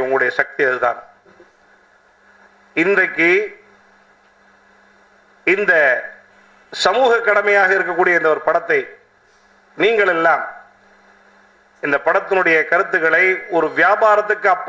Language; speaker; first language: Tamil; native; Tamil